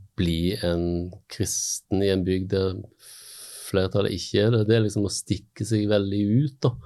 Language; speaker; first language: Norwegian; native; Norwegian